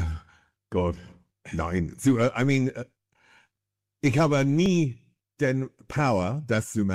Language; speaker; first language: German; non-native, fluent; English